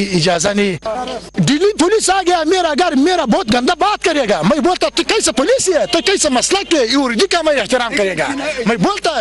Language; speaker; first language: Hindi; non-native, learner; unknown